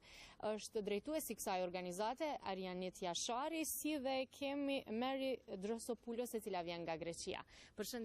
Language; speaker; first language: Albanian; native; Albanian